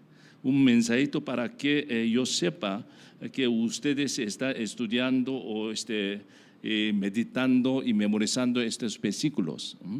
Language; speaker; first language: Spanish; non-native, learner; Korean